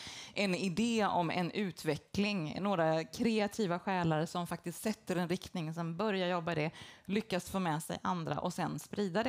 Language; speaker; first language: Swedish; native; Swedish